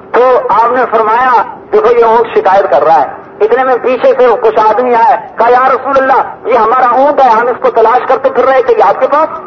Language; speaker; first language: Urdu; non-native, local second language; Punjabi